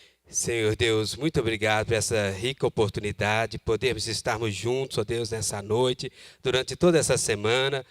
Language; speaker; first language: Portuguese; native; Portuguese